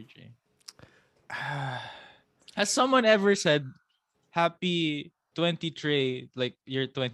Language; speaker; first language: English; non-native, local second language; Filipino